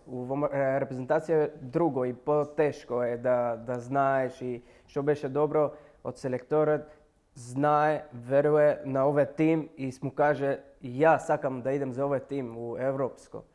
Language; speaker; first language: Macedonian; non-native, learner; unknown